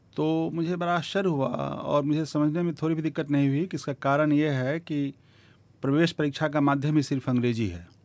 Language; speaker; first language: Hindi; native; Hindi